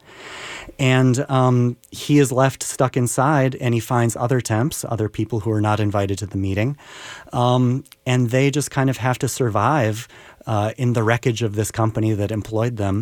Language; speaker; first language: English; native; English